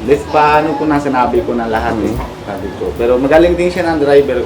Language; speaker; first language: Filipino; non-native, learner; Punjabi